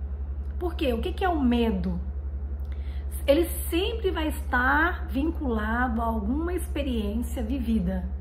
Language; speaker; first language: Portuguese; native; Portuguese